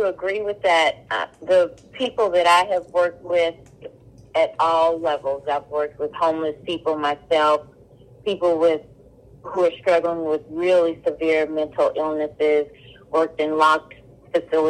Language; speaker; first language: English; native; English